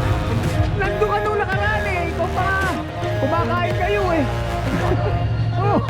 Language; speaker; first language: Filipino; native; Filipino